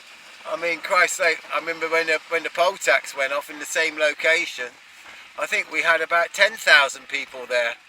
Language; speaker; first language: English; native; English